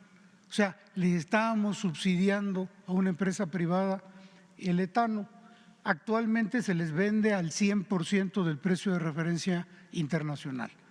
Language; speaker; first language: Spanish; native; Spanish